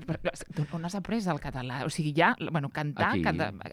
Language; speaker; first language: Catalan; native; Catalan